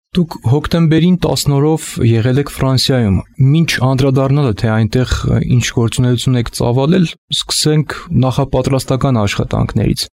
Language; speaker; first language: Armenian; native; Armenian